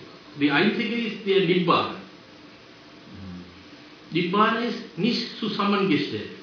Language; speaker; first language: German; non-native, fluent; Sinhala